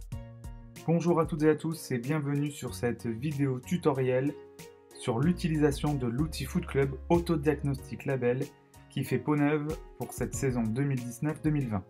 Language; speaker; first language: French; native; French